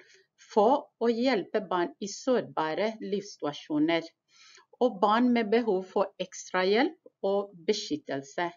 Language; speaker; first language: Norwegian; non-native, fluent; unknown